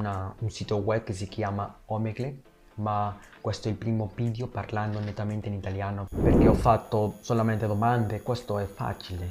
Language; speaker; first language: Italian; non-native, learner; Spanish